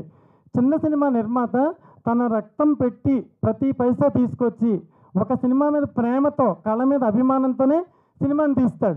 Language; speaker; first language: Telugu; native; Telugu